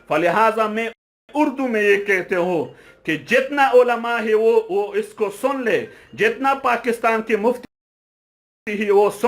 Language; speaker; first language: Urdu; non-native, fluent; Pashto